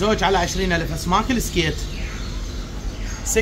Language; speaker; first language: Arabic; native; Arabic